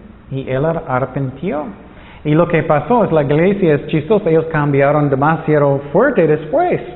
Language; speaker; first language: Spanish; non-native, fluent; English